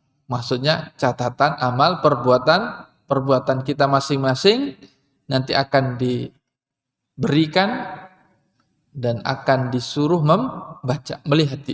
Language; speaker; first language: Indonesian; non-native, local second language; Banjar